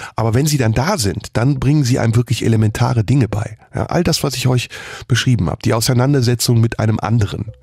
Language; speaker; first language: German; early bilingual, other home language; Turkish